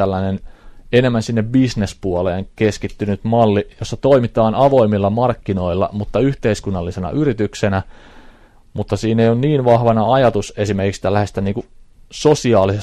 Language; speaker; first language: Finnish; native; Finnish